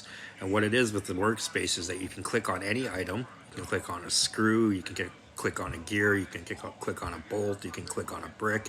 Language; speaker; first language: English; native; English